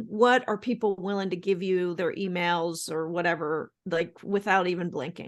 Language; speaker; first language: English; native; English